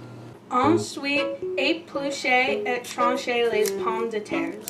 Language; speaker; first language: French; non-native, learner; English